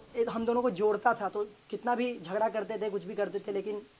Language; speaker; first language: Hindi; native; Hindi